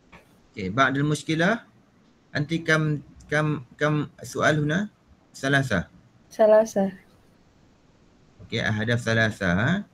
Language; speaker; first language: Arabic; non-native, fluent; Malay